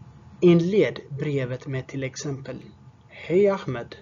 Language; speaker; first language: Swedish; non-native, fluent; Tigrinya